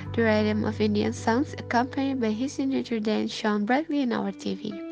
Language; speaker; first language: English; non-native, fluent; Indonesian